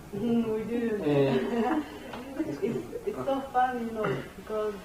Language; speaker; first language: English; non-native, learner; Amharic